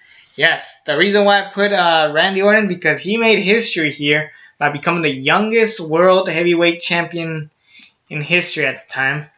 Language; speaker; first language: English; native; English